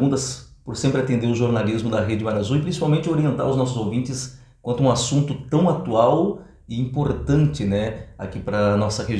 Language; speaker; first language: Portuguese; native; Portuguese